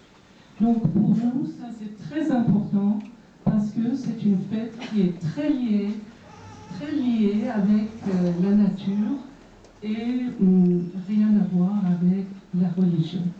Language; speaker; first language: French; non-native, fluent; Persian